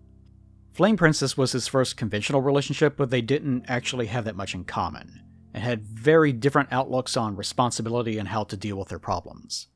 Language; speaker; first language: English; native; English